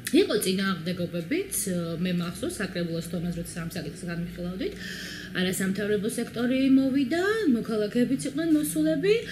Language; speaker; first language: Georgian; native; Georgian